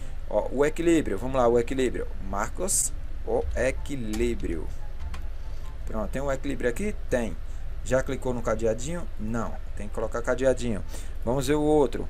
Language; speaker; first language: Portuguese; native; Portuguese